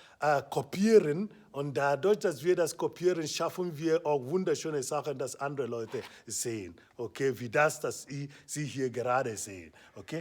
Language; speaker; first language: German; non-native, fluent; Igbo